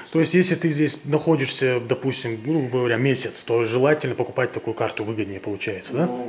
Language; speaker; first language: Russian; native; Russian